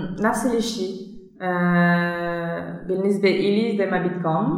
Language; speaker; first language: Arabic; non-native, learner; German